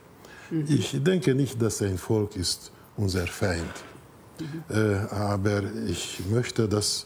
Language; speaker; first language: German; non-native, fluent; Hungarian